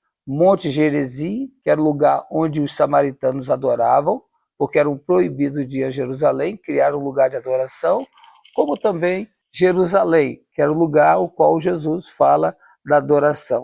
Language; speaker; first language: Portuguese; native; Portuguese